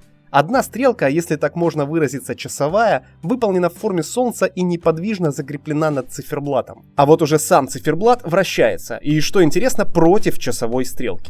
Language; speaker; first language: Russian; native; Russian